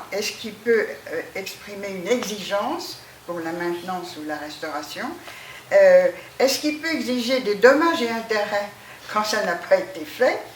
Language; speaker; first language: French; native; French